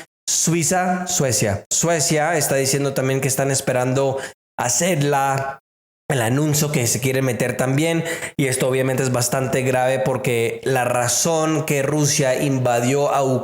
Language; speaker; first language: Spanish; native; Spanish